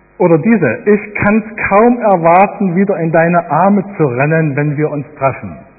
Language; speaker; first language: German; native; German